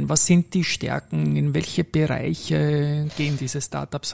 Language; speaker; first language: German; native; German